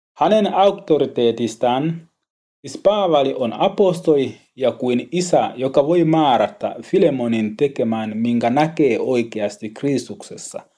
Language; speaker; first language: Finnish; non-native, learner; Swahili